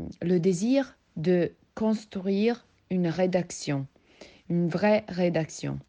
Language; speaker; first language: French; non-native, learner; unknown